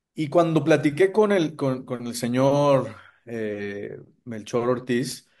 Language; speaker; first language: Spanish; native; Spanish